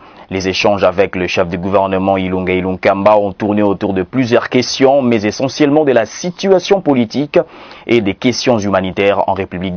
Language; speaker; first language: French; native; French